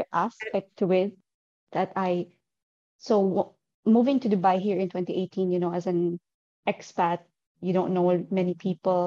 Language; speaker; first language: English; non-native, local second language; Filipino